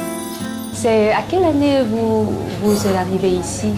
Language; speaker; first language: French; non-native, learner; Chinese